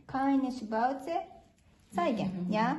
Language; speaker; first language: German; non-native, learner; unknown